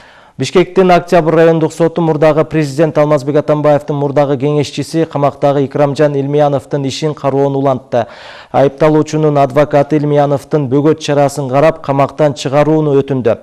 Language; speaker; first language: Kyrgyz; native; Kyrgyz